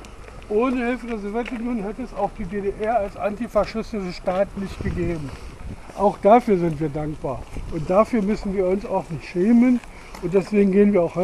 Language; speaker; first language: German; native; German